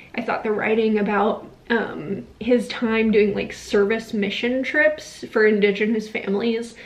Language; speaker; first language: English; native; English